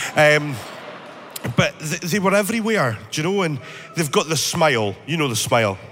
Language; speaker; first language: English; native; English